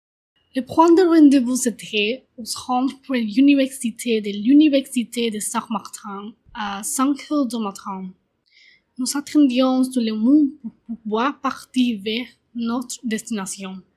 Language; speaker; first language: French; non-native, learner; Spanish